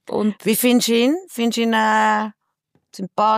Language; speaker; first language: German; native; German